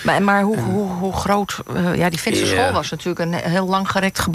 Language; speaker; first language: Dutch; native; Dutch